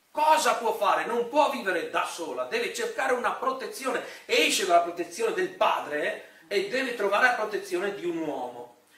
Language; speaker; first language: Italian; native; Italian